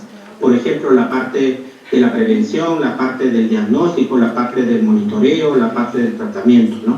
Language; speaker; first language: Spanish; native; Spanish